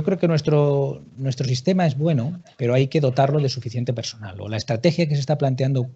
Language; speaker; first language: Spanish; native; Spanish